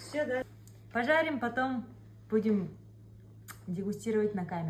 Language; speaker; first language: Russian; non-native, local second language; Kazakh